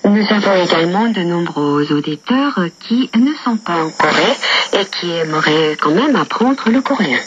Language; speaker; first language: French; non-native, fluent; Korean